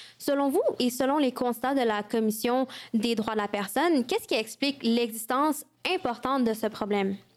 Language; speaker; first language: French; early bilingual, other home language; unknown